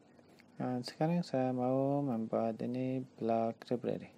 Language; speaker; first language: Indonesian; non-native, learner; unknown